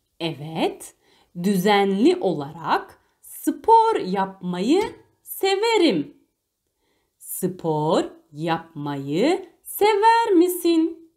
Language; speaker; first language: Turkish; non-native, fluent; Arabic